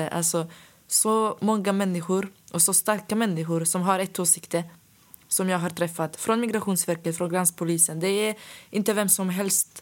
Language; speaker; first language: Swedish; non-native, fluent; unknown